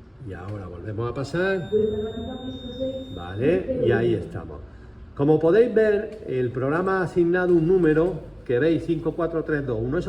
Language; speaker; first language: Spanish; native; Spanish